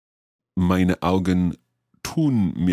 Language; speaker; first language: German; non-native, learner; English